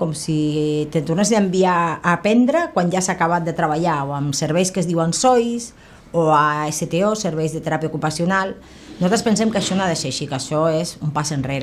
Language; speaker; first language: Catalan; native; Catalan